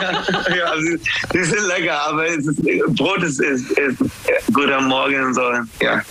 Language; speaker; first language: German; non-native, fluent; English